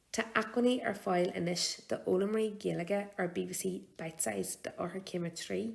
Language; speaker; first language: Irish; non-native, local second language; English